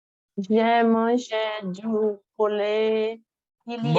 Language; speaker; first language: French; non-native, learner; Portuguese